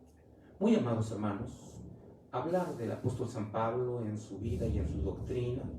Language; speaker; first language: Spanish; native; Spanish